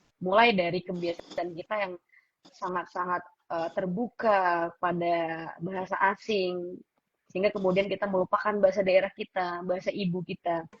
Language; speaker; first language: Indonesian; native; Indonesian